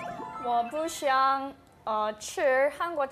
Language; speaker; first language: Chinese; non-native, learner; Korean